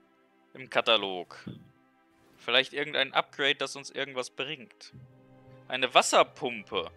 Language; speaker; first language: German; native; German